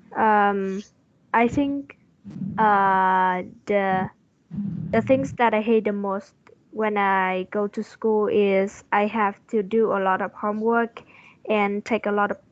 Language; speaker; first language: English; non-native, learner; Vietnamese